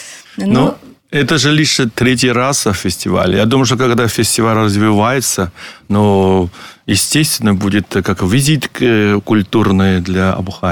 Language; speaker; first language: Russian; non-native, learner; Chinese